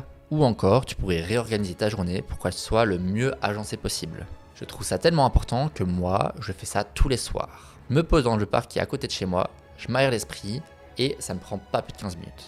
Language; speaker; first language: French; native; French